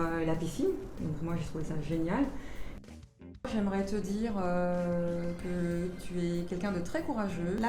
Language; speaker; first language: French; native; French